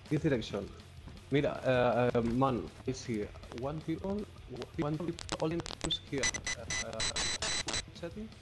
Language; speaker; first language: English; non-native, learner; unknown